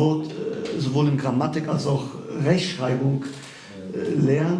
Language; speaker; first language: German; early bilingual, other home language; Kurdish